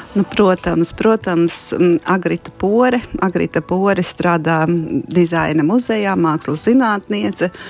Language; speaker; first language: Latvian; native; Latvian